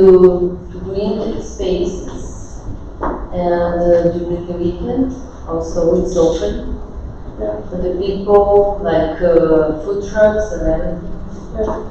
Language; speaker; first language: English; non-native, fluent; Portuguese